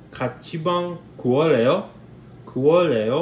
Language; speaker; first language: Korean; non-native, learner; English